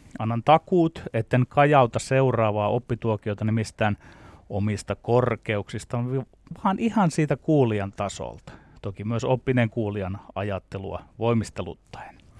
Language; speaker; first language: Finnish; native; Finnish